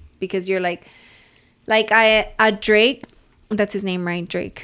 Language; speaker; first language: English; early bilingual, other home language; Spanish